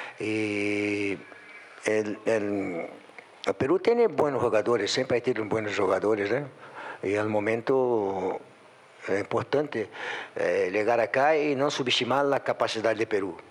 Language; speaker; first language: Portuguese; non-native, learner; Spanish